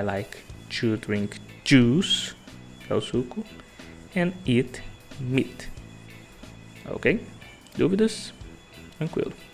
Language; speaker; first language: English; non-native, fluent; Portuguese